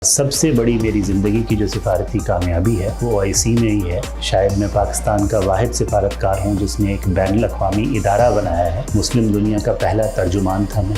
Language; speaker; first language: Urdu; non-native, local second language; Saraiki